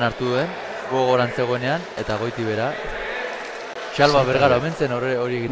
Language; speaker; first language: Basque; native; Basque